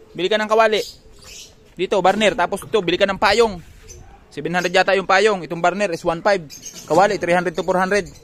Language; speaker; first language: Filipino; non-native, local second language; Bikol